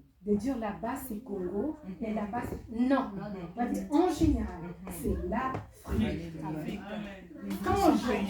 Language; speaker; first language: French; non-native, local second language; Lingala